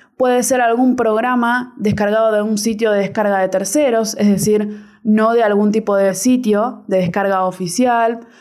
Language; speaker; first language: Spanish; native; Spanish